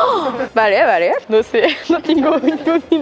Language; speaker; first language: Spanish; non-native, learner; French